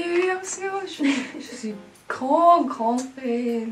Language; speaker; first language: French; non-native, learner; Korean